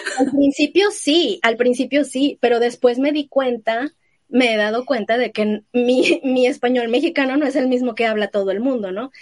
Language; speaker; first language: Spanish; native; Spanish